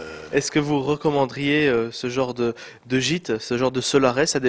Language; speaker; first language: French; native; French